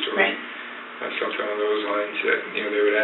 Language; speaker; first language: English; native; English